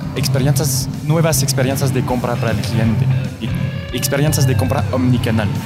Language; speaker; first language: Spanish; non-native, fluent; French